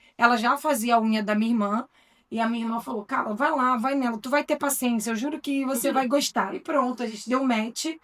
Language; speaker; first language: Portuguese; native; Portuguese